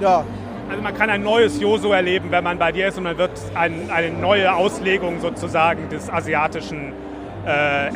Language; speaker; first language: German; native; German